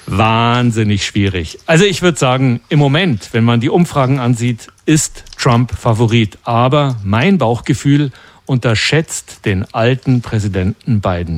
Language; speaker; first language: German; native; German